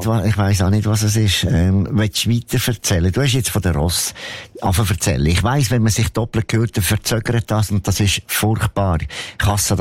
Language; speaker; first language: German; native; German